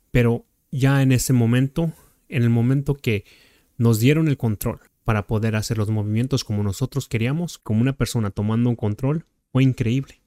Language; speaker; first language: Spanish; early bilingual, heritage; Spanish